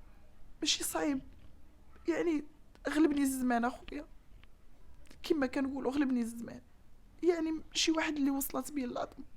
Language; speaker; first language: Arabic; native; Arabic